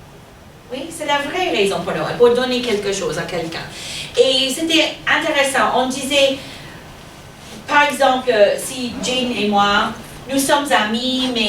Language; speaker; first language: French; non-native, fluent; English